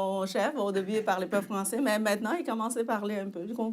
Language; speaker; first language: French; non-native, fluent; Chinese